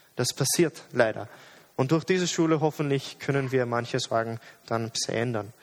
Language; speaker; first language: German; non-native, fluent; English